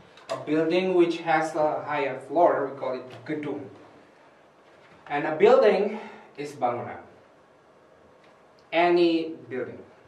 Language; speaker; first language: English; non-native, fluent; Indonesian